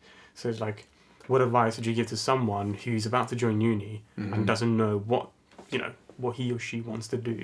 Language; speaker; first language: English; non-native, fluent; Italian